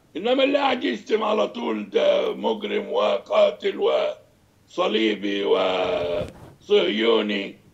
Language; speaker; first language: Arabic; native; Arabic